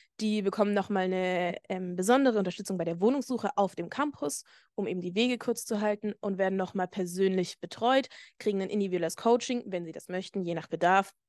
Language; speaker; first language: German; native; German